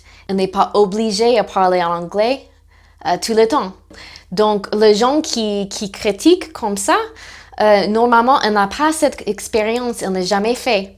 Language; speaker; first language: French; non-native, fluent; English